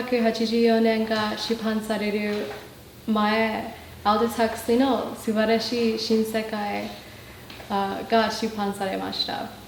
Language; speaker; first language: Japanese; non-native, fluent; English